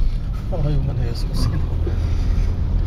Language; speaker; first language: Swedish; native; Swedish